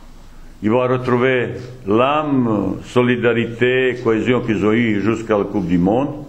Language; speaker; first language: French; non-native, fluent; Bosnian